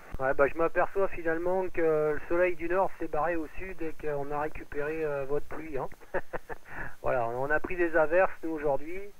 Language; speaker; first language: French; native; French